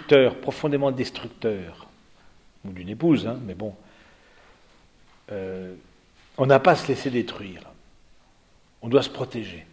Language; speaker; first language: French; native; French